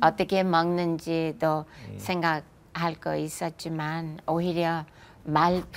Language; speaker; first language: Korean; non-native, fluent; English